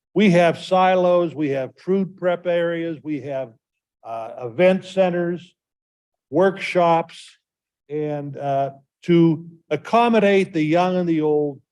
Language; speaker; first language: English; native; English